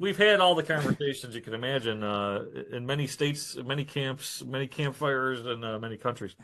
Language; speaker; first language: English; native; English